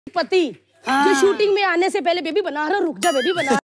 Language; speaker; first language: Hindi; native; Hindi